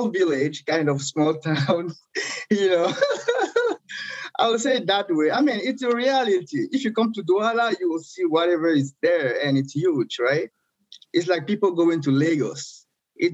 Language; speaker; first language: English; non-native, local second language; French